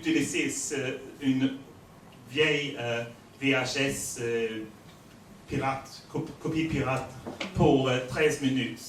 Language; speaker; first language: French; non-native, fluent; Swedish